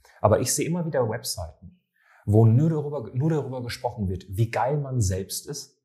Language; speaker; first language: German; native; German